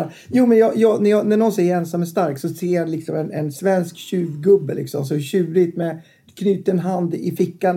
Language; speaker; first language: Swedish; native; Swedish